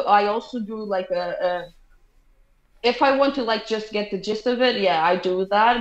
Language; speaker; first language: English; non-native, fluent; Portuguese